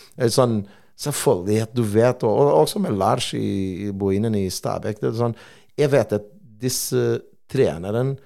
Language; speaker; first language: Norwegian; non-native, fluent; Portuguese